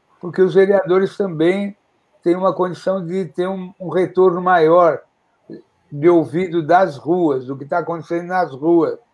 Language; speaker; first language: Portuguese; native; Portuguese